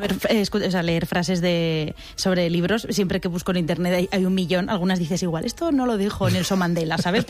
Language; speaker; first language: Spanish; native; Spanish